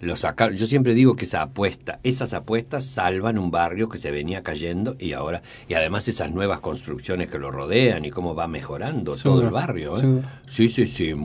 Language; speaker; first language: Spanish; native; Spanish